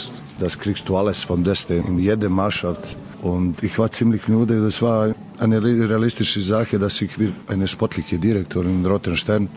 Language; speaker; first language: German; non-native, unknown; Serbian